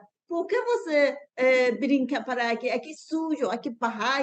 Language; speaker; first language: Portuguese; non-native, learner; Persian